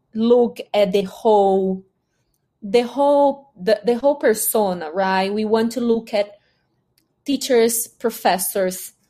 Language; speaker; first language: English; non-native, fluent; Portuguese